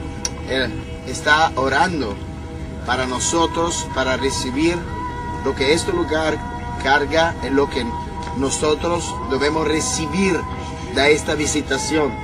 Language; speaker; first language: Spanish; non-native, learner; Italian